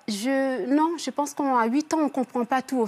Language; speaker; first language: French; early bilingual, other home language; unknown